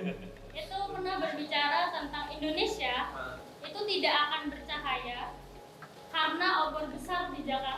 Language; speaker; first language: Indonesian; native; Indonesian